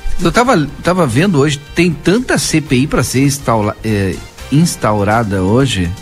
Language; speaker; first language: Portuguese; native; Portuguese